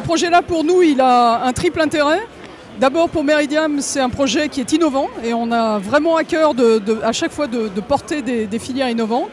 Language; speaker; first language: French; native; French